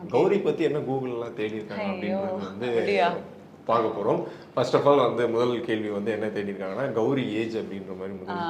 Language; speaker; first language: Tamil; native; Tamil